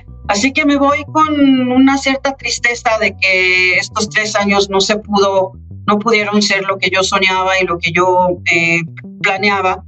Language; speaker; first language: Spanish; non-native, fluent; Hebrew